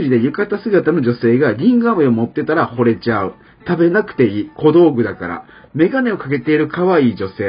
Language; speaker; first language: Japanese; native; Japanese